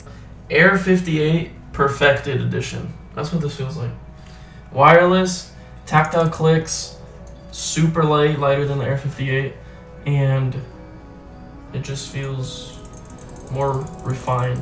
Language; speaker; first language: English; native; English